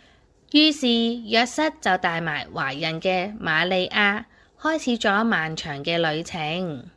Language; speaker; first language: Chinese; native; Chinese